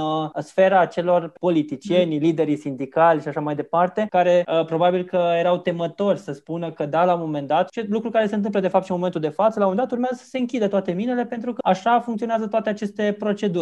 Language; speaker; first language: Romanian; native; Romanian